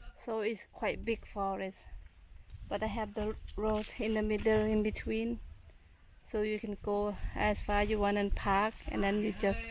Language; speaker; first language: English; non-native, fluent; Thai